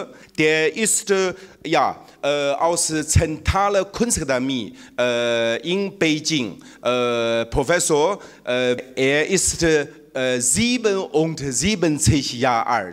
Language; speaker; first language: German; non-native, learner; Chinese